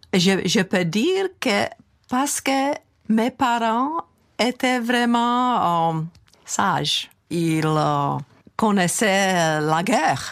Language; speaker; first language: French; non-native, fluent; Czech